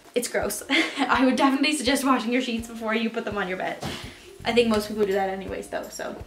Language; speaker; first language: English; native; English